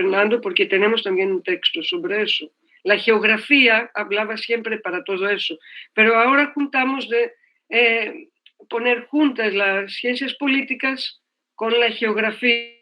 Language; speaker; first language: Spanish; non-native, fluent; Greek